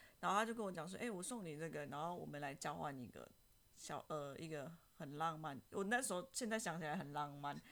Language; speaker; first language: Chinese; native; Chinese